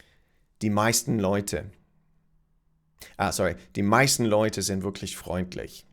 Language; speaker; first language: German; non-native, fluent; English